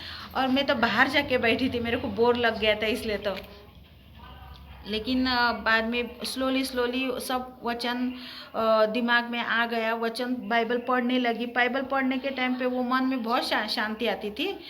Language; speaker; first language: Hindi; early bilingual, heritage; Hindi